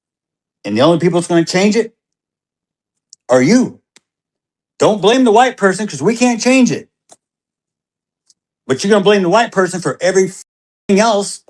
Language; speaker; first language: English; native; English